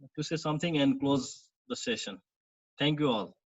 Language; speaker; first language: English; non-native, local second language; Nepali